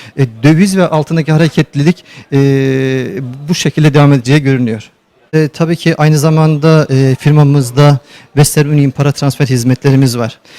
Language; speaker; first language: Turkish; native; Turkish